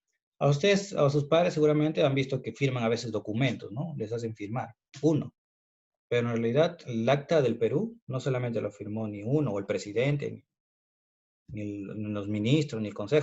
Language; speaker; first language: Spanish; native; Spanish